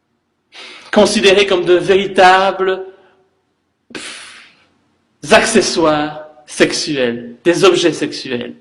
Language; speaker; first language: French; native; French